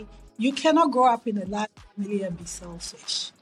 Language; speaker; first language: English; non-native, local second language; Akan